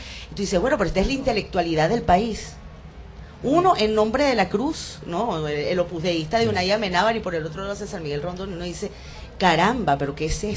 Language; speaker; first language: Spanish; native; Spanish